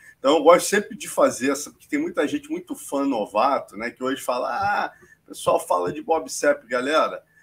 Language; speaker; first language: Portuguese; native; Portuguese